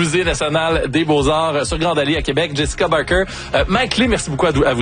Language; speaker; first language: French; native; French